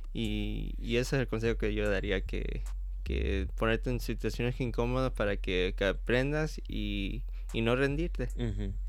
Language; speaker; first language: Spanish; early bilingual, heritage; Spanish